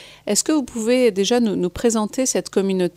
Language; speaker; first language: French; native; French